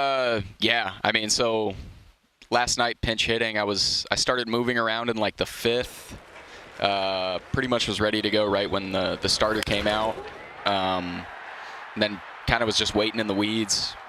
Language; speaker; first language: English; native; English